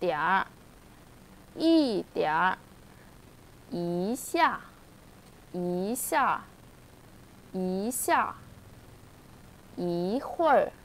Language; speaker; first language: Chinese; non-native, fluent; Vietnamese